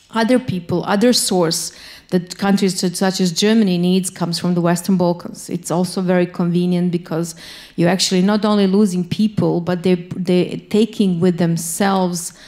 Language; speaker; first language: English; non-native, fluent; Bosnian